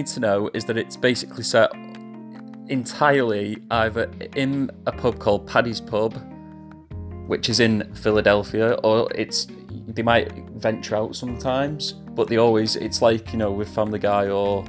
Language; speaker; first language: English; native; English